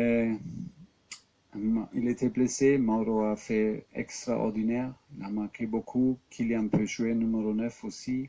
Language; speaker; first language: French; non-native, fluent; German